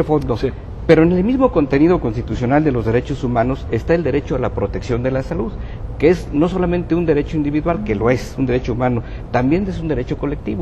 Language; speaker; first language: Spanish; native; Spanish